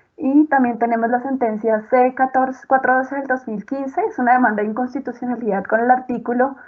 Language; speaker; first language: Spanish; native; Spanish